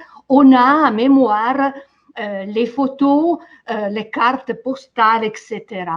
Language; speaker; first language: French; non-native, fluent; Italian